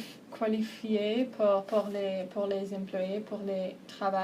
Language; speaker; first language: French; non-native, learner; Persian